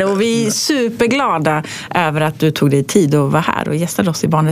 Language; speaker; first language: Swedish; native; Swedish